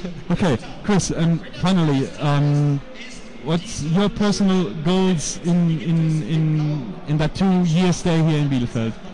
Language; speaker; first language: English; non-native, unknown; German